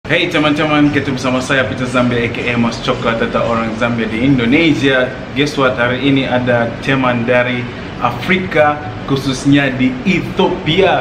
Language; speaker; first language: Indonesian; non-native, fluent; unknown